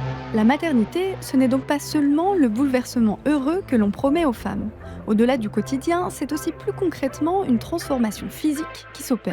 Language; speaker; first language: French; native; French